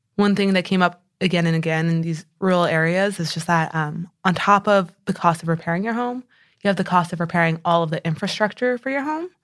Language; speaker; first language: English; native; English